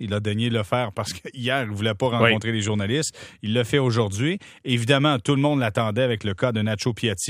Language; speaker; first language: French; native; French